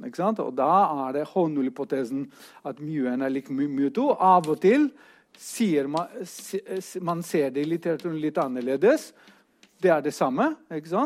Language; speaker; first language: Norwegian; non-native, fluent; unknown